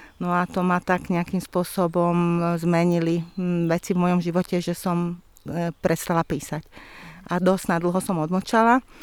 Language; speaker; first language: Slovak; non-native, local second language; Hungarian